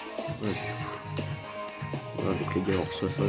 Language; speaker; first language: French; native; French